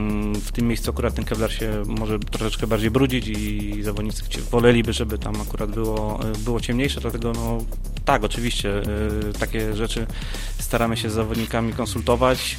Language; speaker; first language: Polish; native; Polish